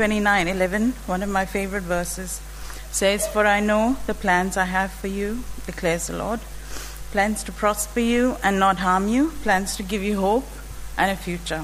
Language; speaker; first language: English; non-native, local second language; Malayalam